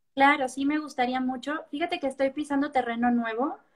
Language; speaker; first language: Spanish; native; Spanish